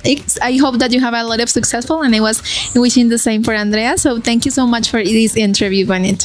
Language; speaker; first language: English; non-native, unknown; Spanish